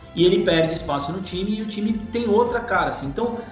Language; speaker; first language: Portuguese; native; Portuguese